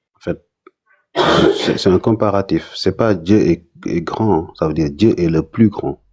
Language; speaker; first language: French; non-native, local second language; Wolof